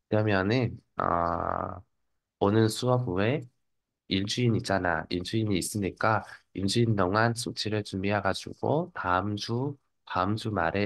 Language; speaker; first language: Korean; non-native, fluent; Vietnamese